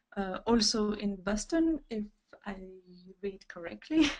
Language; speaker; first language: English; non-native, fluent; French